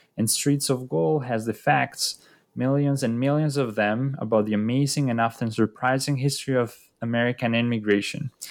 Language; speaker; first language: English; non-native, fluent; Spanish